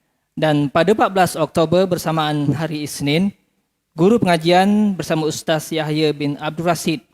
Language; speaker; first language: Malay; native; Malay